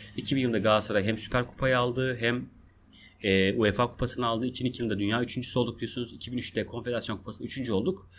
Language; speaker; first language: Turkish; non-native, local second language; Kurdish